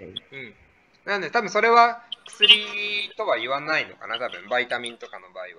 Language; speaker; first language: Japanese; native; Japanese